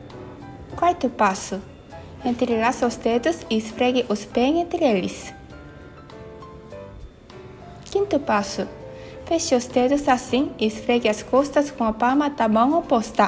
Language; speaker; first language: Portuguese; non-native, fluent; Korean